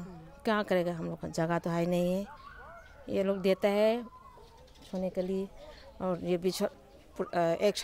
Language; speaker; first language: Hindi; non-native, local second language; Manipuri